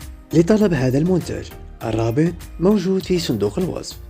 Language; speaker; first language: Arabic; native; Arabic